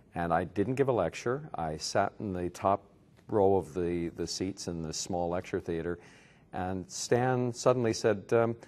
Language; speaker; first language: English; native; English